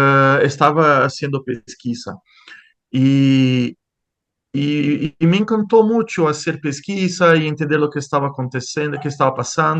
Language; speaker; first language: Spanish; non-native, fluent; Portuguese